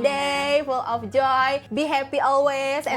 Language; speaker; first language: English; non-native, learner; Indonesian